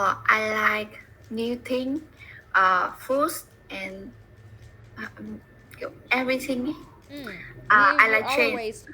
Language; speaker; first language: English; non-native, learner; Vietnamese